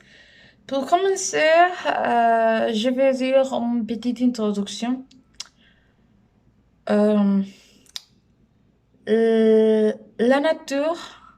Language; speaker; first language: French; non-native, learner; Spanish